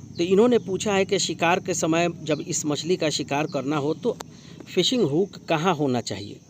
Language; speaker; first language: Hindi; native; Hindi